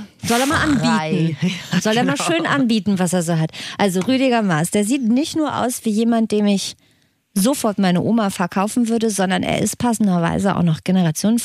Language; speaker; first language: German; native; German